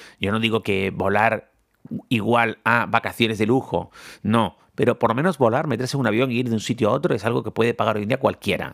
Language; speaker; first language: Spanish; native; Spanish